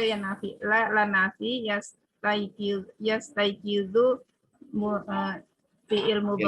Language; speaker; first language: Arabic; non-native, learner; Indonesian